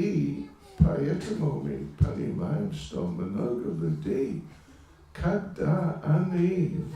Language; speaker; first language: Russian; non-native, learner; English